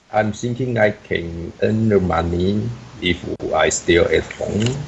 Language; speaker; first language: English; non-native, learner; Chinese